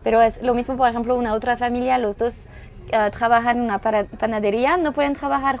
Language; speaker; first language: Spanish; non-native, learner; French